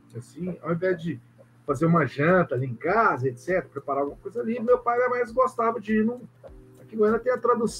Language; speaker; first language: Portuguese; native; Portuguese